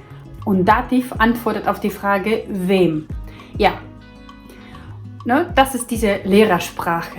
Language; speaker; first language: German; non-native, fluent; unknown